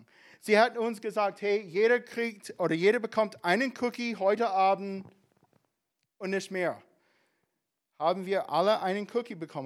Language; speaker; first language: German; non-native, fluent; English